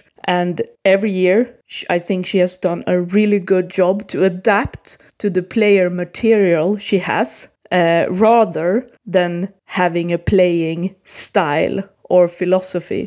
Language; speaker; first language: English; non-native, fluent; Swedish